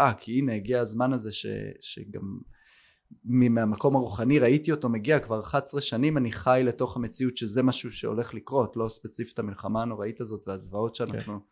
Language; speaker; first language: Hebrew; native; Hebrew